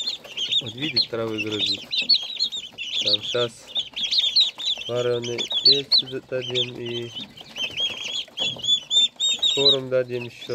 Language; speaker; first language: Russian; non-native, learner; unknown